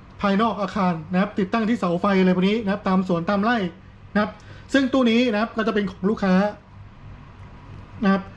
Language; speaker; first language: Thai; native; Thai